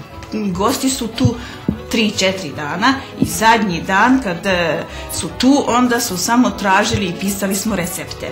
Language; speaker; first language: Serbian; non-native, local second language; Hungarian